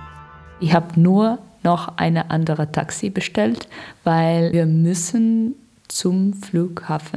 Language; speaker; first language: German; non-native, learner; Russian